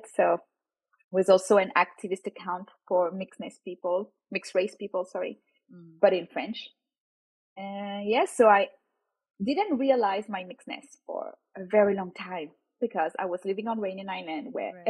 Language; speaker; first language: English; non-native, fluent; French